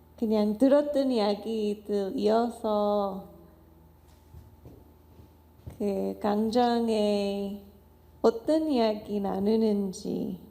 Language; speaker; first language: Korean; non-native, fluent; English